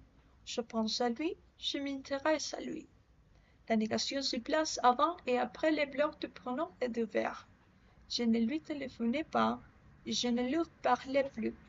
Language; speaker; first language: French; non-native, learner; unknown